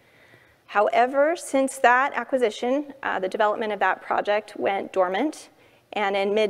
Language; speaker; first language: English; native; English